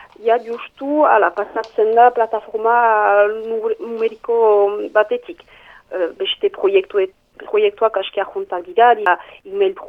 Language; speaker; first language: Basque; native; Basque